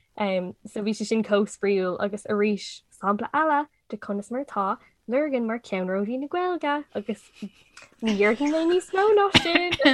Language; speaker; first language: Irish; non-native, local second language; English